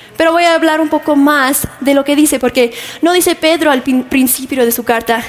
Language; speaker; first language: Spanish; non-native, fluent; English